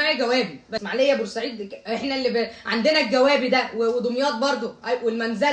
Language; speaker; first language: Arabic; native; Arabic